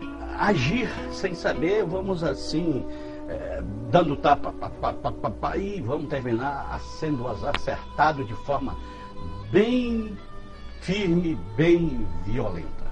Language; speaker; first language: Portuguese; native; Portuguese